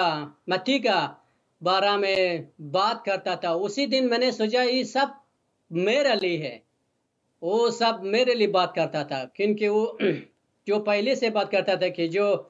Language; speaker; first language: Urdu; non-native, learner; Persian